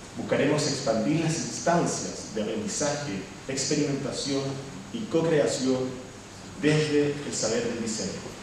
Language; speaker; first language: Spanish; native; Spanish